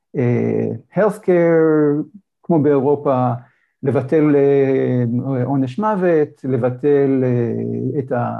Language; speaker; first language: Hebrew; native; Hebrew